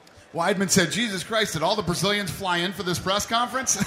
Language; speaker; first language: English; native; English